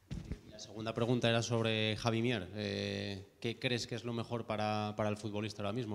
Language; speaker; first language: Spanish; native; Spanish